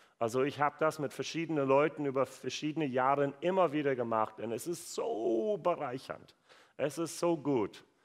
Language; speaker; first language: German; non-native, fluent; English